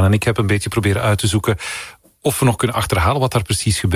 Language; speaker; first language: Dutch; native; Dutch